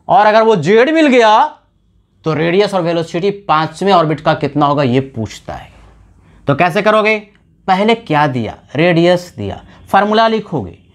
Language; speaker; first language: Hindi; native; Hindi